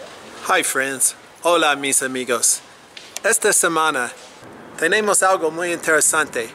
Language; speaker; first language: Spanish; non-native, learner; English